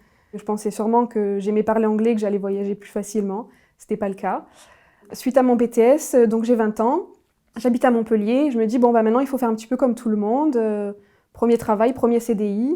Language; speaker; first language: French; native; French